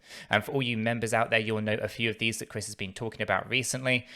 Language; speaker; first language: English; native; English